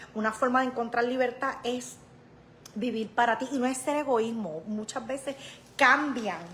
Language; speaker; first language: Spanish; native; Spanish